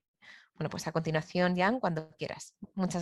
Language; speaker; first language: Spanish; native; Spanish